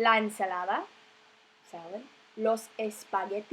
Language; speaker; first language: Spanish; non-native, fluent; English